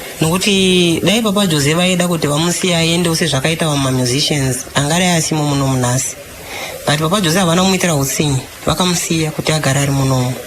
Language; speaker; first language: Shona; non-native, fluent; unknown